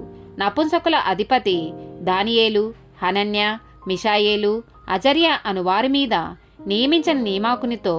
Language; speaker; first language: Telugu; native; Telugu